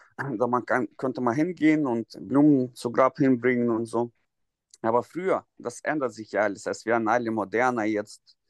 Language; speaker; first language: German; non-native, fluent; Russian